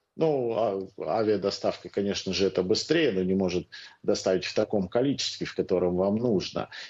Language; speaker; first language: Russian; early bilingual, heritage; Russian